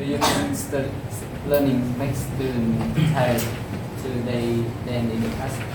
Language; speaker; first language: English; non-native, learner; Vietnamese